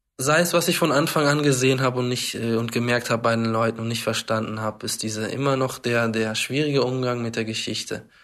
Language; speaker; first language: German; early bilingual, heritage; German